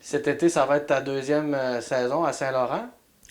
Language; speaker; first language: French; native; French